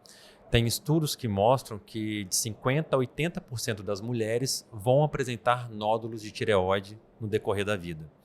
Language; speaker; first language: Portuguese; native; Portuguese